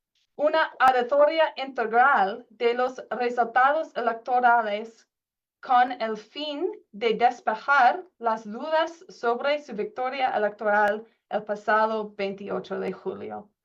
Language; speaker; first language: Spanish; non-native, learner; English